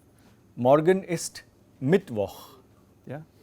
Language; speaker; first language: German; non-native, fluent; English